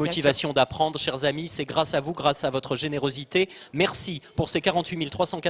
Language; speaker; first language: French; native; French